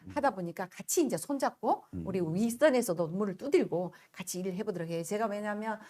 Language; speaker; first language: Korean; native; Korean